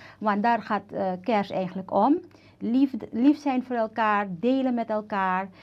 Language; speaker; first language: Dutch; native; Dutch